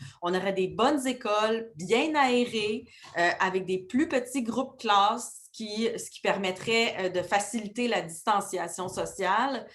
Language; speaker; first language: French; native; French